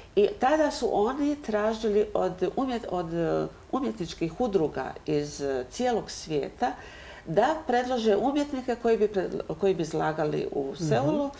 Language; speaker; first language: Croatian; native; Croatian